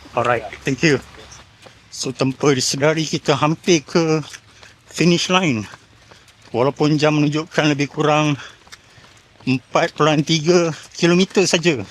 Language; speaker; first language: Malay; native; Malay